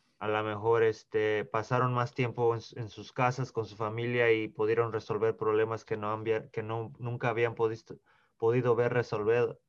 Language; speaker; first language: Spanish; early bilingual, heritage; Spanish